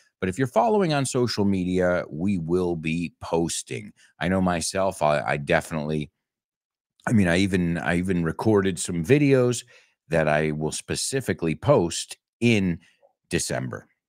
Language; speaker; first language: English; native; English